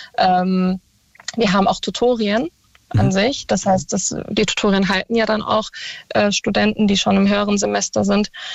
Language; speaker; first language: German; early bilingual, other home language; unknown